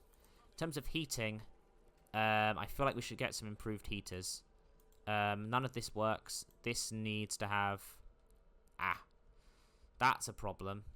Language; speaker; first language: English; native; English